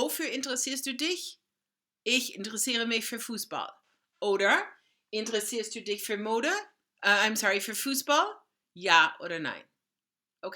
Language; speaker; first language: German; non-native, fluent; English